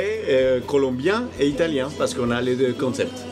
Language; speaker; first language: French; non-native, fluent; Spanish